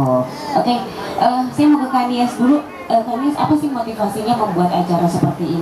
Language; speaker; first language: Indonesian; native; Indonesian